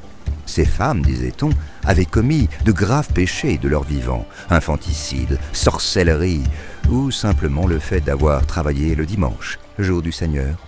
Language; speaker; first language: French; native; French